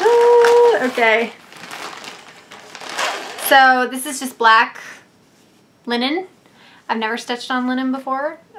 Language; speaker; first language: English; native; English